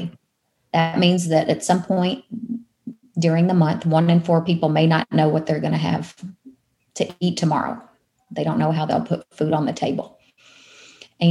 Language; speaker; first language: English; native; English